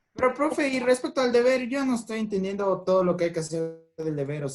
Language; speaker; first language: Spanish; native; Spanish